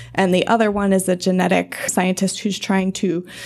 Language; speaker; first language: English; native; English